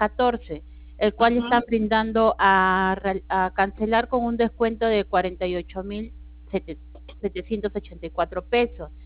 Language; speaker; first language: Spanish; native; Spanish